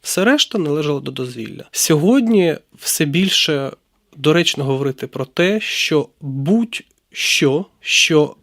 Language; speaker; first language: Ukrainian; native; Ukrainian